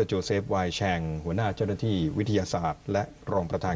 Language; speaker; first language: Thai; native; Thai